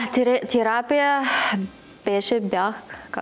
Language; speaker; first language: Bulgarian; non-native, learner; Russian